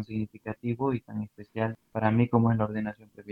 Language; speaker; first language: Spanish; native; Spanish